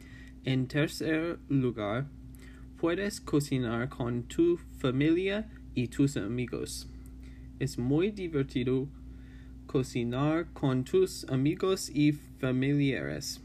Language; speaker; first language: Spanish; non-native, learner; English